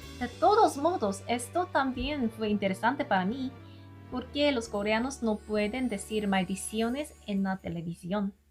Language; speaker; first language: Spanish; non-native, learner; Korean